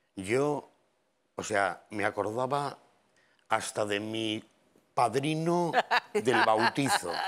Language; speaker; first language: Spanish; native; Spanish